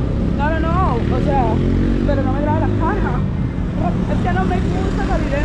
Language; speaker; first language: Spanish; native; Spanish